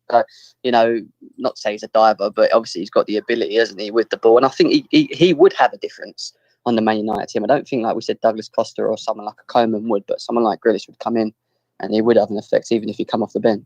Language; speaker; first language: English; native; English